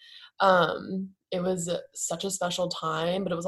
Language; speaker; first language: English; native; English